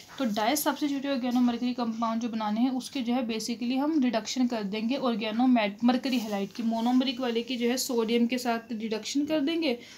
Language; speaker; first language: Hindi; native; Hindi